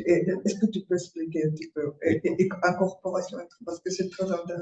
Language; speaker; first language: French; non-native, fluent; Spanish